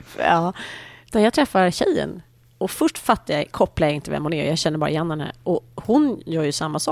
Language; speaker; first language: Swedish; native; Swedish